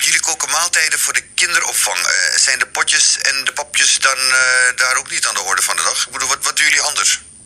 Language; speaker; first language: Dutch; native; Dutch